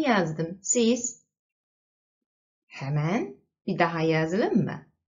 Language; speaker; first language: Turkish; non-native, fluent; Chinese